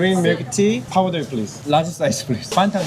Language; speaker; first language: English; non-native, learner; Korean